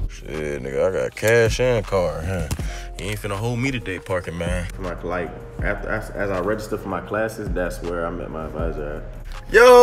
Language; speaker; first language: English; native; English